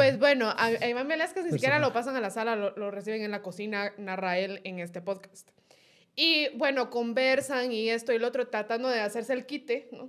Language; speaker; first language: Spanish; native; Spanish